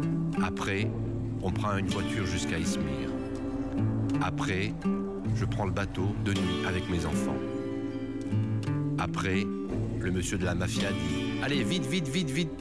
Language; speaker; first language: French; non-native, learner; Arabic